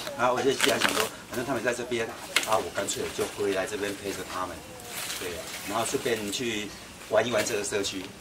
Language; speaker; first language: Chinese; native; Chinese